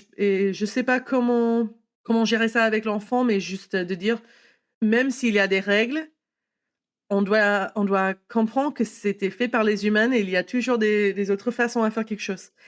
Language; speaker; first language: French; non-native, fluent; English